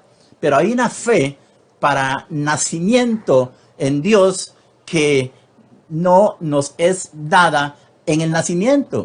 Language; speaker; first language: Spanish; native; Spanish